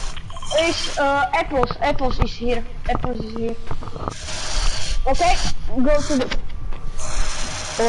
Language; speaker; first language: English; non-native, learner; Slovak